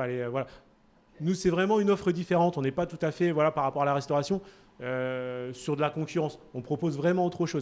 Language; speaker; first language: French; native; French